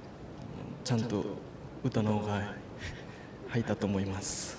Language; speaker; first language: Japanese; non-native, fluent; Korean